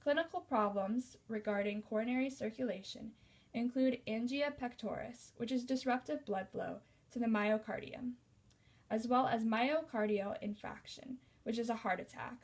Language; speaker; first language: English; native; English